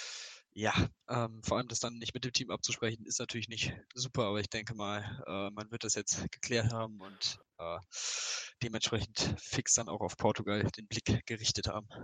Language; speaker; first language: German; native; German